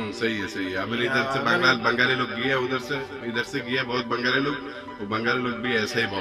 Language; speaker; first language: Hindi; non-native, fluent; Bangla